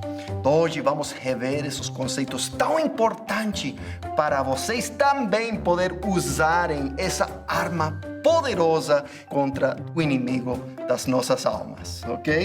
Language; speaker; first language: Portuguese; non-native, fluent; English